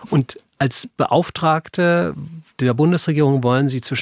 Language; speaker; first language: German; native; German